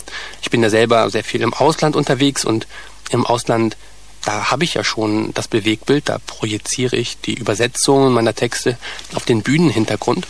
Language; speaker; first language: German; native; German